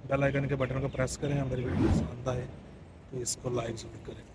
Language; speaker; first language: Urdu; non-native, local second language; Punjabi